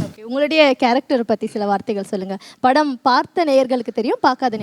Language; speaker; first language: Tamil; native; Tamil